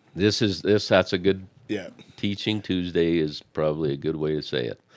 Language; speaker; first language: English; native; English